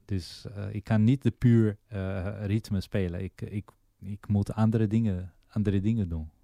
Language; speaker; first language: Dutch; non-native, fluent; Portuguese